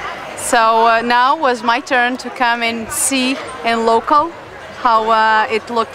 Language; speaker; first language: English; non-native, fluent; Portuguese